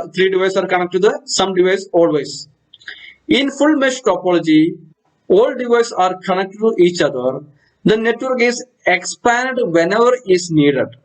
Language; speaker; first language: English; non-native, local second language; Malayalam